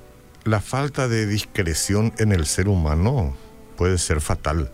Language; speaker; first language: Spanish; native; Spanish